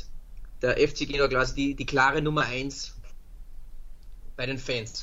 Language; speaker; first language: German; native; German